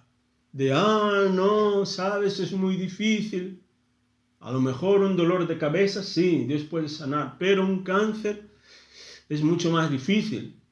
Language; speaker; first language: Spanish; non-native, fluent; Portuguese